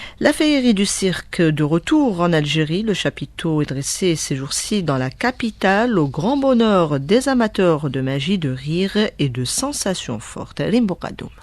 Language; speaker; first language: French; non-native, local second language; Arabic